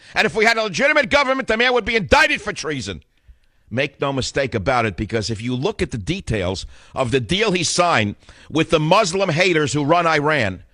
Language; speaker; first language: English; native; English